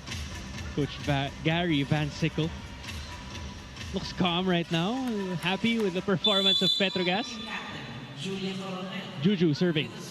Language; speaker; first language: English; non-native, local second language; Filipino